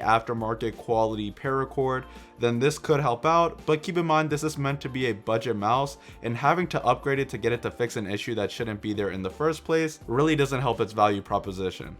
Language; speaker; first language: English; native; English